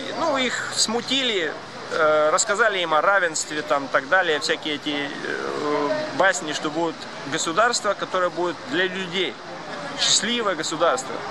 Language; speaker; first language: Russian; non-native, local second language; Latvian